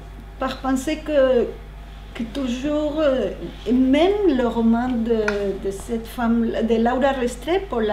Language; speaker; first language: French; non-native, learner; Spanish